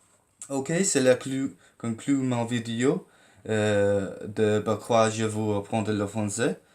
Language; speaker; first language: French; non-native, learner; English